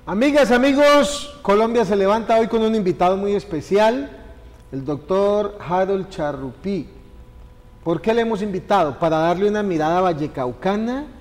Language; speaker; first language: Spanish; native; Spanish